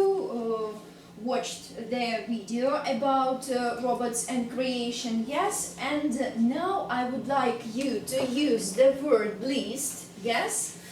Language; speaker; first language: English; non-native, fluent; Russian